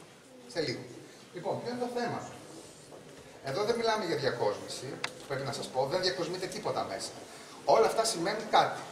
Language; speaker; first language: Greek; native; Greek